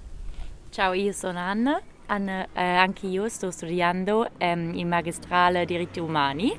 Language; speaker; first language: Italian; non-native, learner; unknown